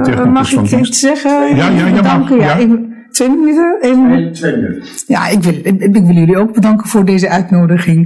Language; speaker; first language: Dutch; non-native, fluent; Arabic